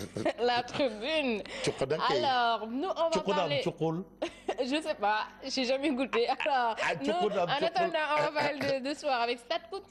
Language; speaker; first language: French; non-native, local second language; Wolof